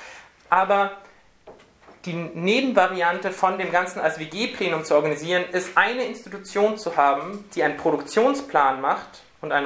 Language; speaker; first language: German; native; German